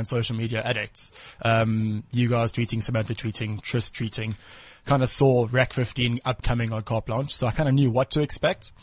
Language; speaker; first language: English; native; English